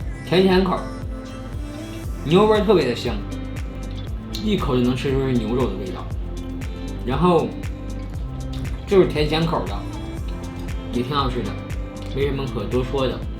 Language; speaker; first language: Chinese; native; Chinese